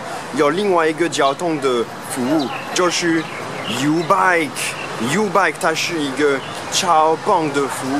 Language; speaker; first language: Chinese; non-native, fluent; French